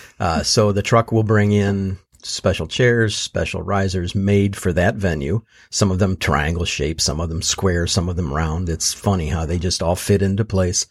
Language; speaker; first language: English; native; English